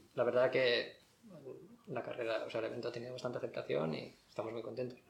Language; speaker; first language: Spanish; native; Spanish